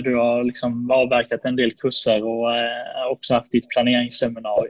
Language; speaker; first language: Swedish; native; Swedish